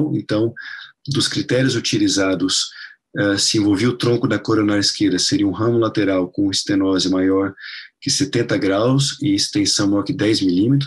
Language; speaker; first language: Portuguese; non-native, fluent; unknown